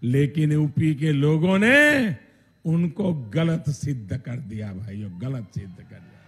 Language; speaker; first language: Hindi; non-native, local second language; Gujarati